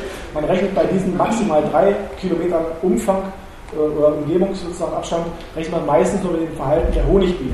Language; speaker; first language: German; native; German